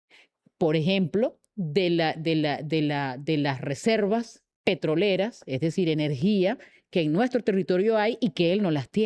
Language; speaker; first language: Spanish; native; Spanish